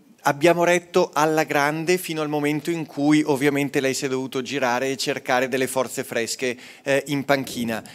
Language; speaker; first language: Italian; native; Italian